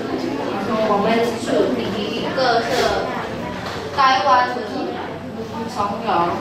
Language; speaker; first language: Chinese; non-native, learner; Indonesian